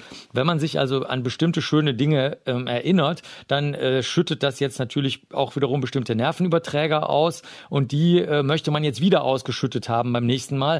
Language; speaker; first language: German; native; German